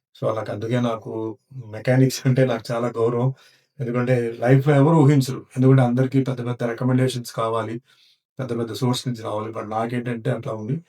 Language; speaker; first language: Telugu; non-native, local second language; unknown